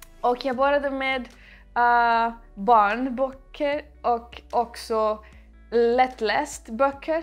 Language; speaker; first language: Swedish; non-native, learner; Portuguese